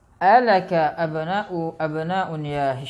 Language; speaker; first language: Arabic; non-native, fluent; Indonesian